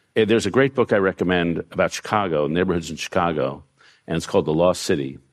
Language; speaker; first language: English; native; English